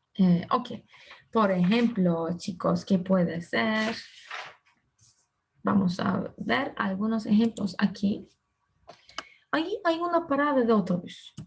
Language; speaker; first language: Spanish; non-native, fluent; Turkish